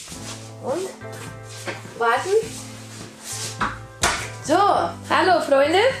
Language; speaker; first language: German; non-native, learner; Russian